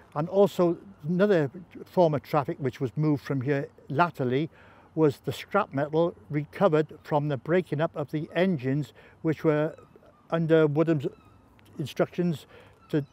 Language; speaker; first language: English; native; English